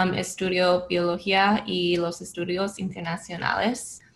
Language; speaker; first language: Spanish; non-native, learner; English